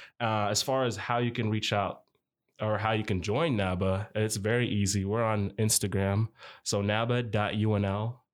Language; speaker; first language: English; early bilingual, other home language; Arabic